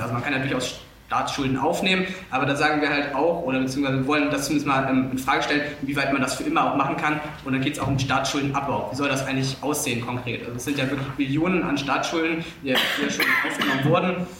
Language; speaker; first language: German; native; German